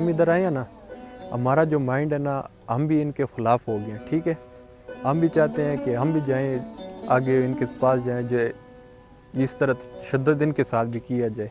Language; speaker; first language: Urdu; early bilingual, other home language; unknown